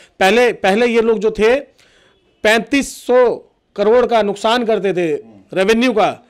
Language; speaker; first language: Hindi; native; Hindi